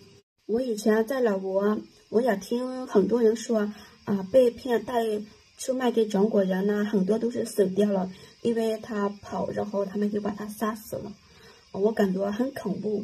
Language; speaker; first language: Chinese; non-native, fluent; Lao